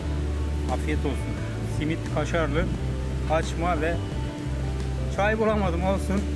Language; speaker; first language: Turkish; native; Turkish